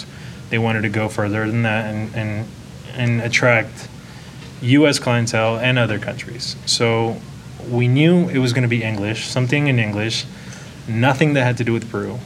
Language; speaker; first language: English; non-native, fluent; Spanish